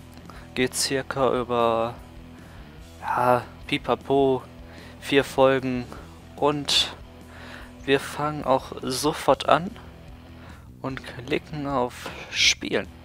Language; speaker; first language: German; native; German